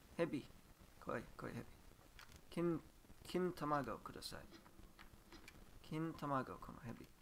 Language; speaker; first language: Japanese; non-native, learner; English